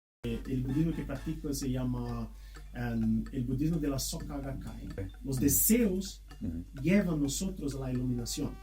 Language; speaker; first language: Spanish; non-native, fluent; Portuguese